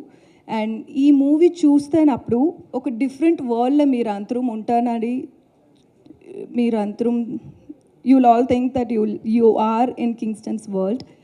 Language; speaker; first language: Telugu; non-native, learner; Tamil